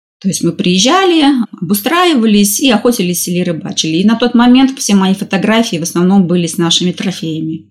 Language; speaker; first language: Russian; native; Russian